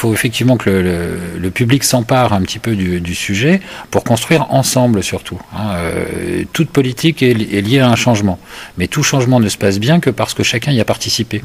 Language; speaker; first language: French; native; French